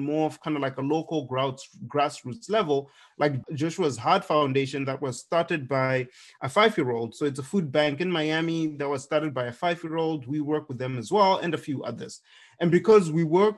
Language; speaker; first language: English; non-native, local second language; Shona